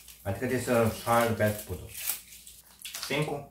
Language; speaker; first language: Portuguese; non-native, learner; Korean